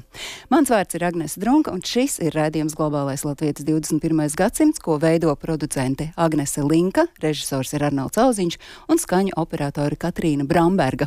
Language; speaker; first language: Latvian; native; Latvian